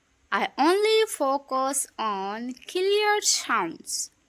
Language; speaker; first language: English; non-native, local second language; Hindi